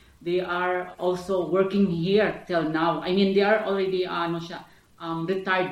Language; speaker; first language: English; non-native, local second language; Hiligaynon